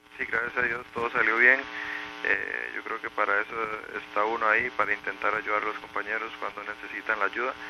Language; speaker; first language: Spanish; native; Spanish